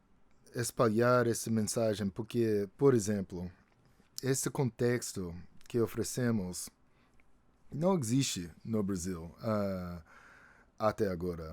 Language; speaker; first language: Portuguese; non-native, fluent; English